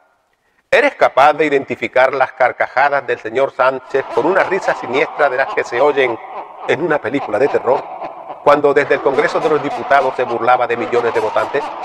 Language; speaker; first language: Spanish; native; Spanish